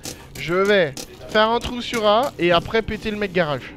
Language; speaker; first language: French; native; French